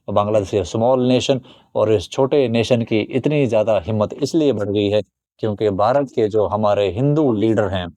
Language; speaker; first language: Hindi; native; Hindi